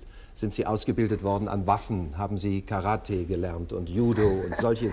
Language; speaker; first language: German; native; German